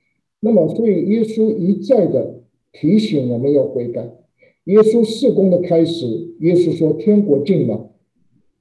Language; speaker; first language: Chinese; native; Chinese